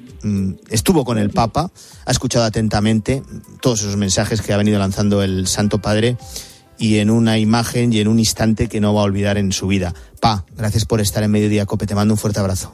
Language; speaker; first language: Spanish; native; Spanish